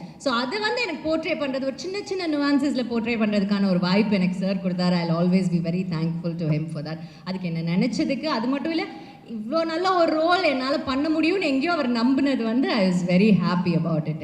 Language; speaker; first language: Tamil; native; Tamil